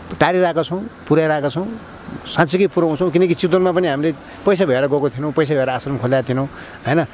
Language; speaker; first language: Nepali; native; Nepali